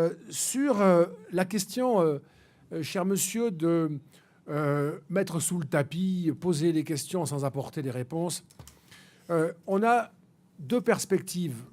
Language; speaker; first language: French; native; French